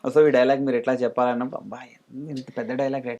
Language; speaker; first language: Telugu; native; Telugu